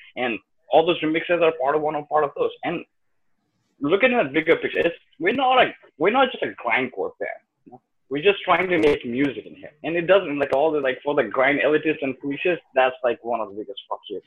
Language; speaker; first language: English; non-native, local second language; Nepali